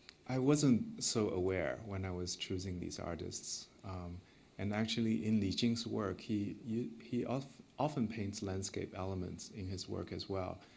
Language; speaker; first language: English; non-native, fluent; Chinese